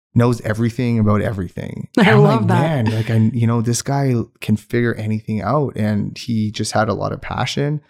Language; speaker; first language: English; non-native, local second language; Urdu